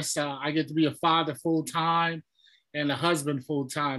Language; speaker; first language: English; early bilingual, other home language; Tongan